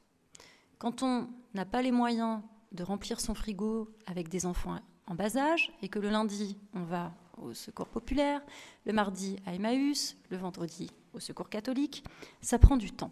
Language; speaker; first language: French; native; French